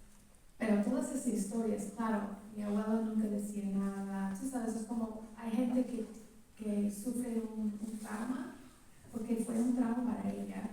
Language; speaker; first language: Spanish; early bilingual, heritage; English